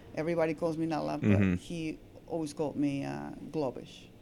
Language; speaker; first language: English; non-native, fluent; Spanish